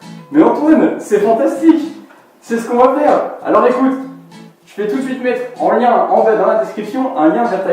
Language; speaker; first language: French; native; French